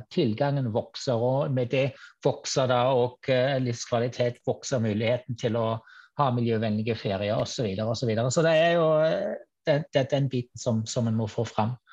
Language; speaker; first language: Norwegian; non-native, fluent; German